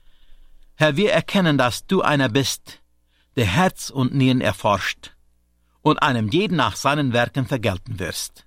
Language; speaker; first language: German; native; German